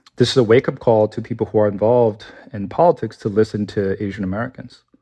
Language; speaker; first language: English; early bilingual, other home language; Chinese